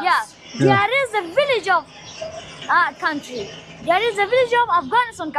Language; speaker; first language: English; non-native, learner; Persian